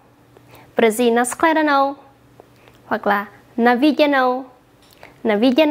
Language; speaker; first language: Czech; non-native, fluent; Vietnamese